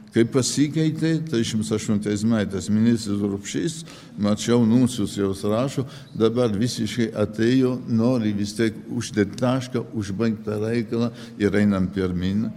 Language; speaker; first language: Lithuanian; early bilingual, heritage; Lithuanian